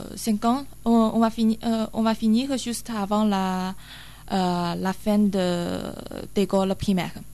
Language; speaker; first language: French; non-native, learner; Chinese